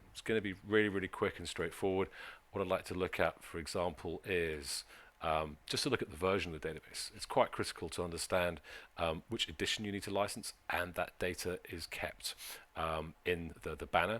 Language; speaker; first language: English; native; English